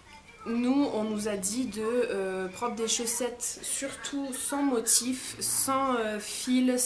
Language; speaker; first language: French; native; French